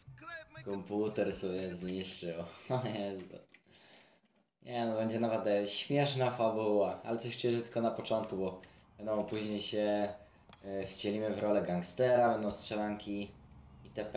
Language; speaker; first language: Polish; native; Polish